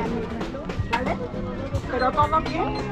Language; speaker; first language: Spanish; native; Spanish